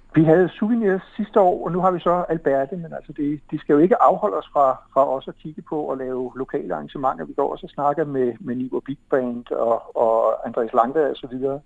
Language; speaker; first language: Danish; native; Danish